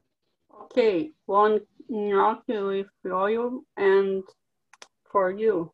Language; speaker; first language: English; non-native, learner; Portuguese